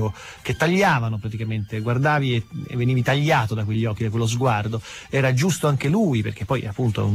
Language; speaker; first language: Italian; native; Italian